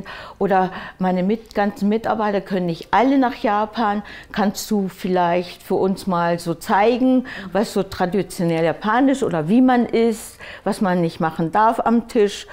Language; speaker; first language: German; early bilingual, other home language; Japanese